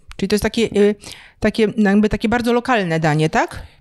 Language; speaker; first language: Polish; native; Polish